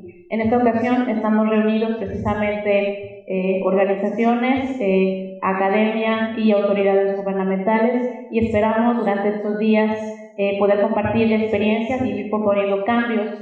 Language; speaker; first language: Spanish; native; Spanish